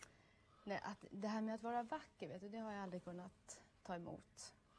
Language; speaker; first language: Swedish; native; Swedish